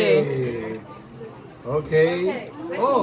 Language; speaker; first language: English; non-native, learner; Japanese